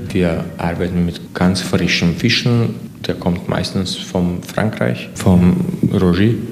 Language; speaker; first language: German; non-native, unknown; Hungarian